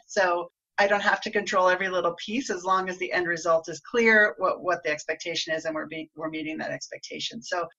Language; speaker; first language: English; native; English